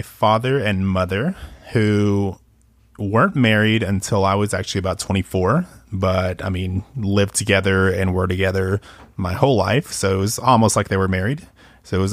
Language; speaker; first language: English; early bilingual, other home language; Spanish